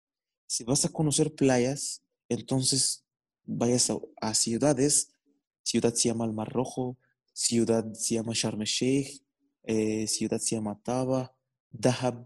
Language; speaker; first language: Spanish; non-native, fluent; Arabic